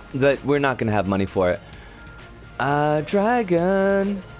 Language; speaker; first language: English; native; English